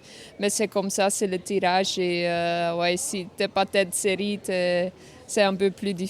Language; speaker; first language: French; non-native, fluent; Dutch